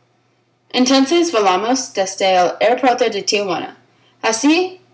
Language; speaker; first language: Spanish; non-native, learner; English